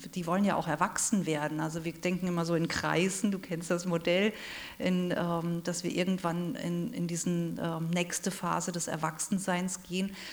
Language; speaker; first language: German; native; German